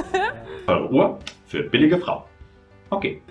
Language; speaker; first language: German; native; German